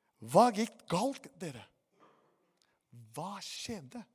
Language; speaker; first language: Norwegian; non-native, fluent; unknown